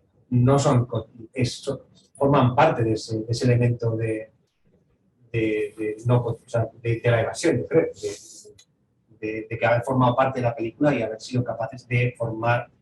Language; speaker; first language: Spanish; native; Spanish